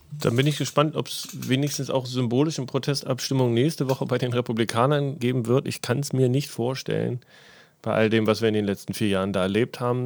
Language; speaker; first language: German; native; German